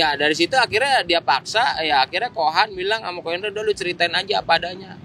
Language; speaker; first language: Indonesian; native; Indonesian